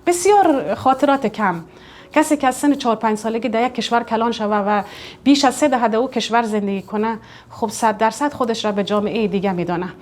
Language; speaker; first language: Persian; native; Persian